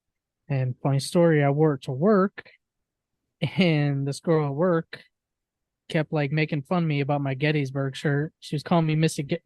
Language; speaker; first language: English; native; English